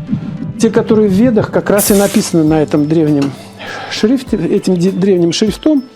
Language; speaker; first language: Russian; native; Russian